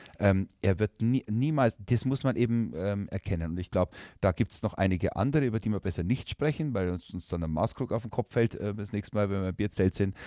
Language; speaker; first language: German; native; German